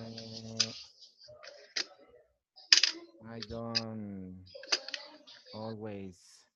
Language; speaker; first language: English; non-native, learner; Spanish